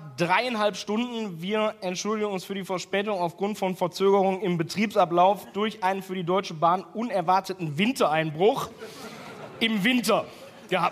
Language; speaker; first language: German; native; German